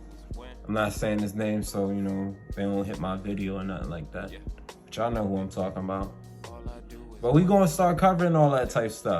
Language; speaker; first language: English; native; English